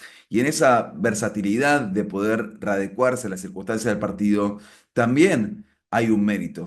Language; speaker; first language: Spanish; native; Spanish